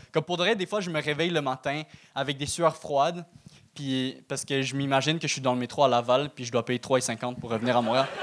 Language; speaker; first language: French; early bilingual, other home language; Arabic